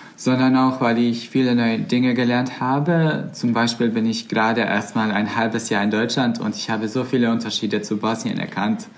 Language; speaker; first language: German; non-native, fluent; Croatian